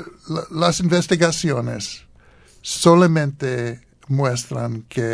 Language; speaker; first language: Spanish; non-native, learner; English